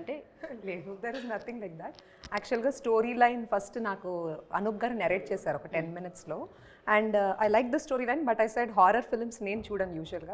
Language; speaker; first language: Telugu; early bilingual, heritage; Telugu